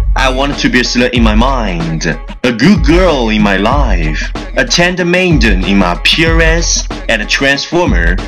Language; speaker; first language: English; non-native, fluent; Chinese